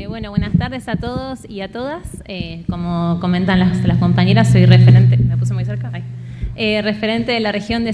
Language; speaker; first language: Spanish; native; Spanish